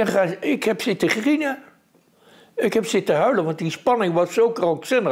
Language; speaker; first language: Dutch; native; Dutch